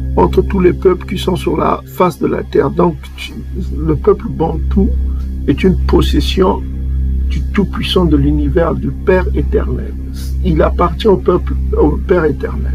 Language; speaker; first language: French; non-native, local second language; Kongo